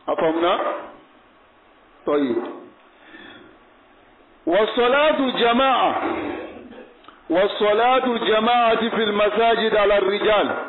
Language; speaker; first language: Arabic; non-native, fluent; Bambara